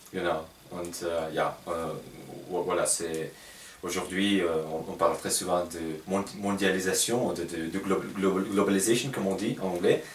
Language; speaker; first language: French; non-native, fluent; Russian